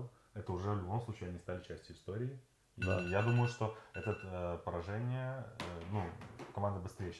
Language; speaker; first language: Russian; native; Russian